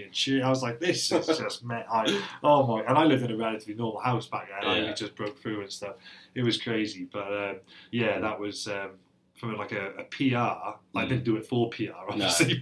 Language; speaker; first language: English; native; English